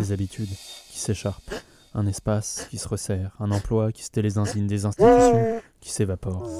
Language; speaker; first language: French; native; French